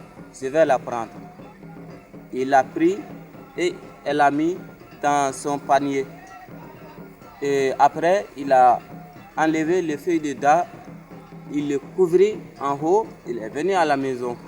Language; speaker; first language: French; non-native, learner; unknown